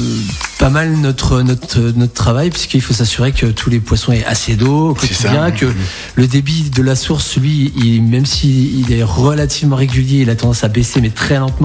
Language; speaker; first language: French; native; French